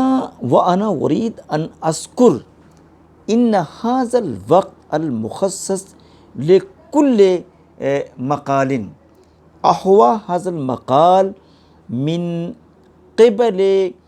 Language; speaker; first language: Arabic; non-native, fluent; Urdu